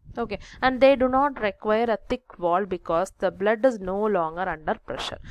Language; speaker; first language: English; non-native, local second language; Malayalam